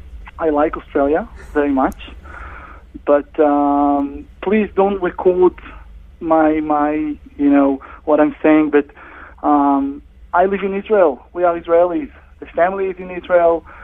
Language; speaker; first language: English; non-native, fluent; Hebrew